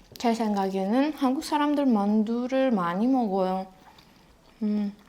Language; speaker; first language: Korean; non-native, learner; Russian